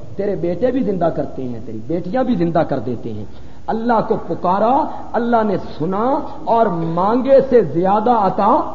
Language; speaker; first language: Urdu; non-native, local second language; Punjabi